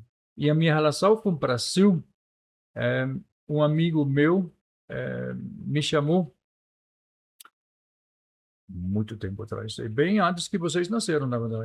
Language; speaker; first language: Portuguese; non-native, fluent; Danish